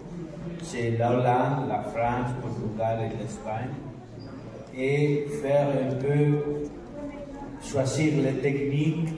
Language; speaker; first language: French; non-native, learner; Spanish